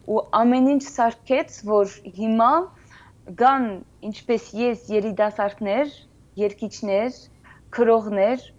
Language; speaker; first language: Armenian; early bilingual, heritage; French